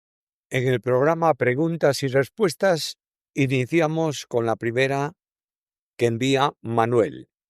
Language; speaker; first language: Spanish; native; Spanish